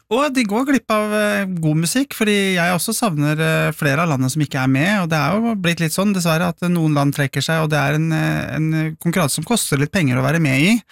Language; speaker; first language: Norwegian; native; Norwegian